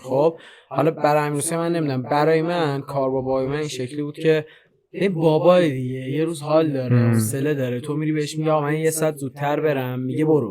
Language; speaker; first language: Persian; native; Persian